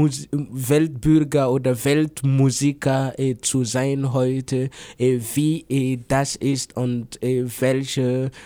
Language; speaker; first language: German; non-native, fluent; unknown